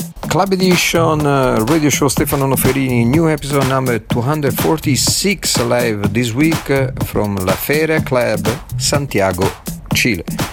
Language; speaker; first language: English; non-native, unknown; Italian